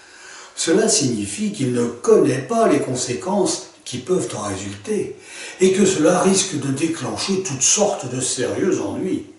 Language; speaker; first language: French; native; French